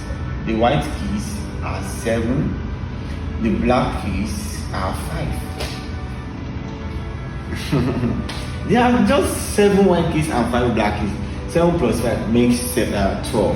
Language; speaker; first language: English; non-native, local second language; Yoruba